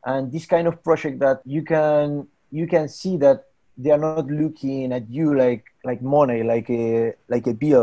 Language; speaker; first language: English; non-native, learner; Spanish